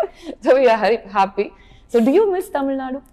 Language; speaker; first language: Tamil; native; Tamil